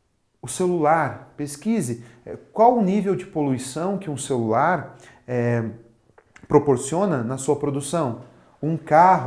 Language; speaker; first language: Portuguese; native; Portuguese